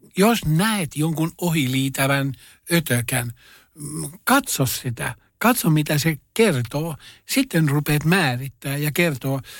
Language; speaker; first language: Finnish; non-native, local second language; Swedish